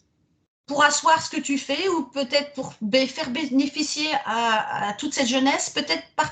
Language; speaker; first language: French; native; French